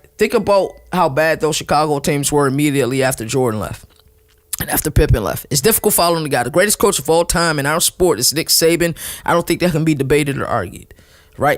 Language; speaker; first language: English; native; English